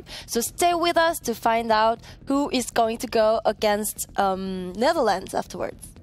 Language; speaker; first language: English; non-native, fluent; French